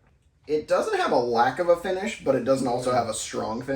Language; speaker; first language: English; native; English